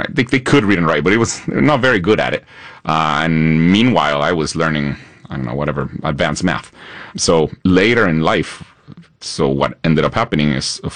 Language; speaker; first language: English; non-native, fluent; Spanish